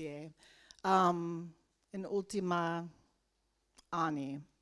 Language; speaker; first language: Romanian; non-native, learner; English